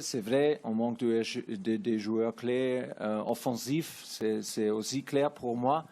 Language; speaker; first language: French; non-native, learner; German